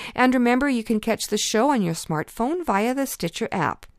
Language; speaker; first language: English; early bilingual, other home language; Ukrainian